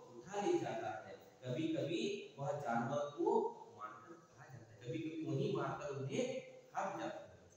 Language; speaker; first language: Hindi; non-native, local second language; Kannada